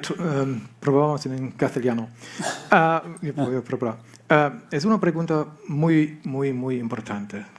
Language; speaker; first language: Spanish; non-native, learner; German